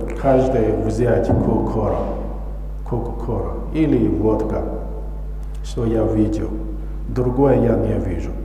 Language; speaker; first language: Russian; non-native, learner; Chinese